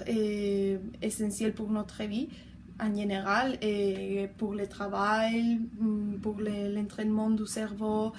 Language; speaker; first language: French; non-native, learner; Spanish